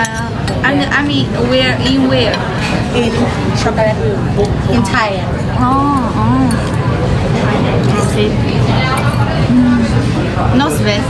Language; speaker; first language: English; non-native, learner; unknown